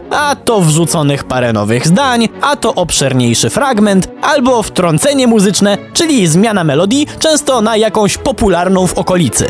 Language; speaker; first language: Polish; native; Polish